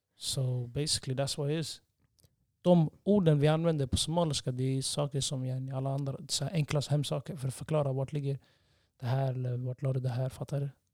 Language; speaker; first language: Swedish; early bilingual, other home language; English